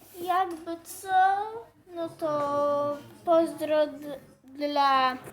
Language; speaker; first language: Polish; native; Polish